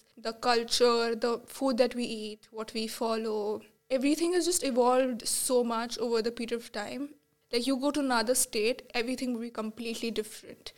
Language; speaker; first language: English; non-native, local second language; Marathi